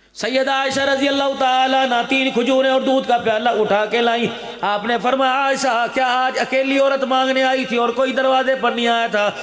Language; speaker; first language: Urdu; non-native, local second language; Punjabi